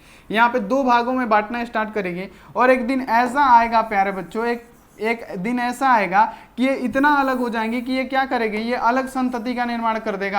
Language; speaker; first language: Hindi; native; Hindi